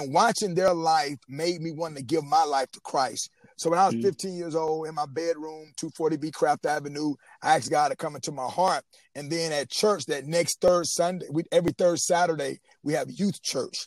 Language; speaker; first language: English; native; English